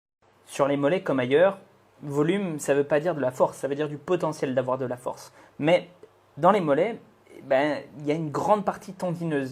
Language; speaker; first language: French; native; French